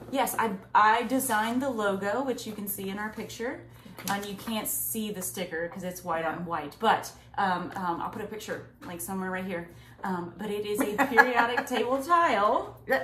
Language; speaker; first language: English; native; English